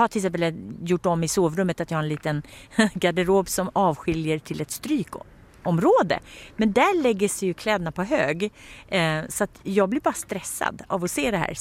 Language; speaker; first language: Swedish; native; Swedish